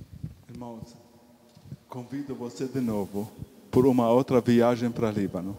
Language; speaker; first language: Portuguese; non-native, fluent; Arabic